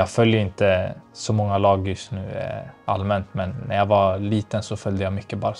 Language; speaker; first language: Swedish; early bilingual, other home language; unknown